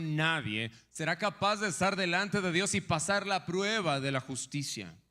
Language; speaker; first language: Spanish; native; Spanish